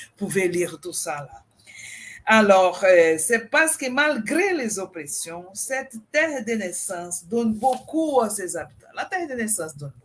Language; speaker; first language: French; non-native, fluent; Portuguese